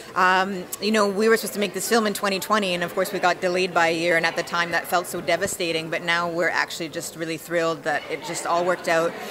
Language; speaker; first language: English; early bilingual, other home language; French